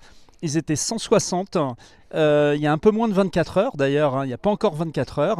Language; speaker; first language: French; native; French